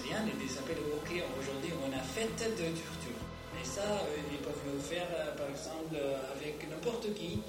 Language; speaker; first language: French; non-native, learner; Arabic